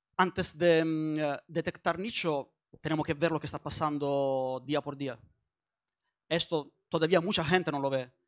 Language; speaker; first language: Spanish; non-native, learner; Italian